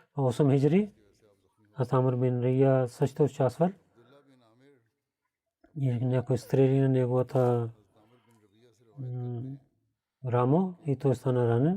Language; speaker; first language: Bulgarian; non-native, learner; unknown